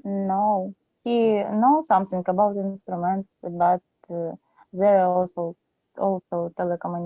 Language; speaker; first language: English; non-native, learner; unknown